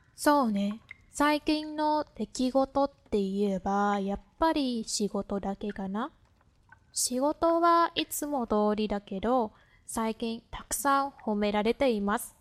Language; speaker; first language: Japanese; non-native, fluent; Vietnamese